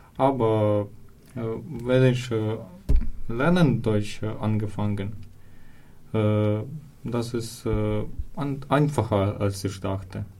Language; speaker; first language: German; non-native, learner; Ukrainian